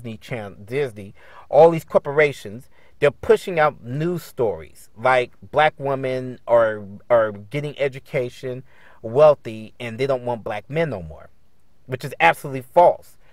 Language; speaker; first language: English; native; English